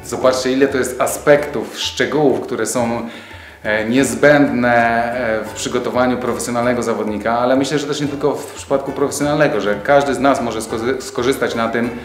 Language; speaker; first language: Polish; native; Polish